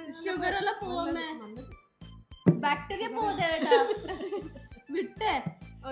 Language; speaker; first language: Malayalam; non-native, learner; Tamil